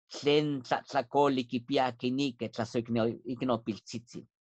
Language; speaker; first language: Spanish; non-native, local second language; Nahuatl languages